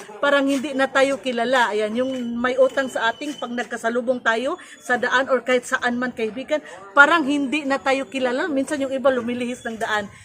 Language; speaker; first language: Filipino; non-native, local second language; Cebuano